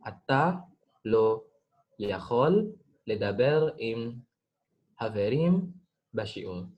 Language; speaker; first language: Hebrew; non-native, learner; Indonesian